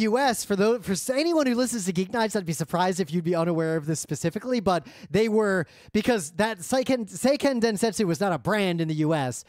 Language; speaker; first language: English; native; English